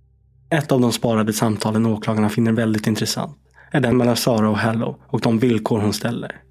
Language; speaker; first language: Swedish; native; Swedish